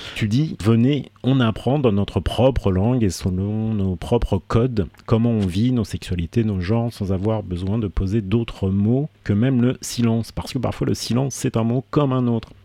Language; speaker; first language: French; native; French